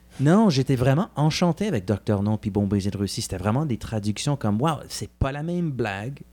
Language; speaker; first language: French; native; French